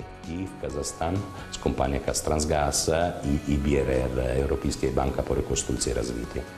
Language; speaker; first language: Russian; non-native, learner; Italian